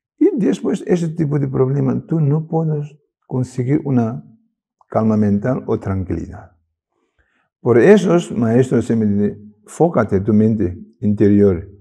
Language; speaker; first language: Spanish; non-native, learner; Tibetan